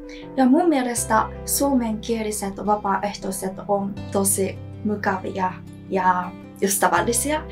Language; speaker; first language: Finnish; non-native, learner; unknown